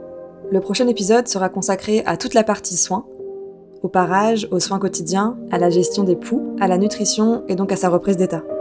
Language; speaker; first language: French; native; French